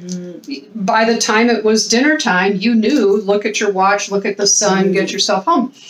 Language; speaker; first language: English; native; English